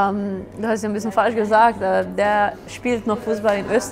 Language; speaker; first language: German; non-native, fluent; Slovenian